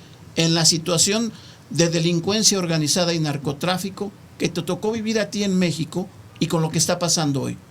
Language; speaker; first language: Spanish; native; Spanish